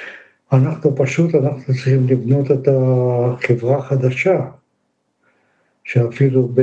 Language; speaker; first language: Hebrew; non-native, fluent; Russian